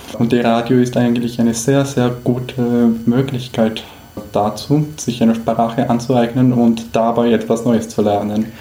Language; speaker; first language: German; non-native, fluent; Spanish